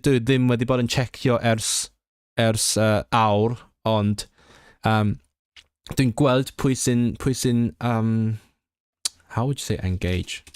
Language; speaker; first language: Welsh; non-native, learner; Cantonese